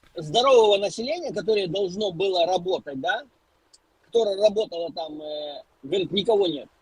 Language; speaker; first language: Russian; non-native, local second language; Ukrainian